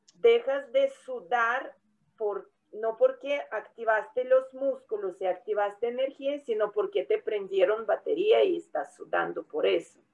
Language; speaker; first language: Spanish; non-native, fluent; Russian